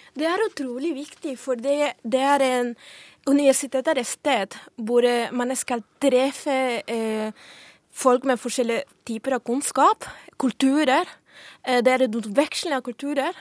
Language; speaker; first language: Norwegian; non-native, fluent; Spanish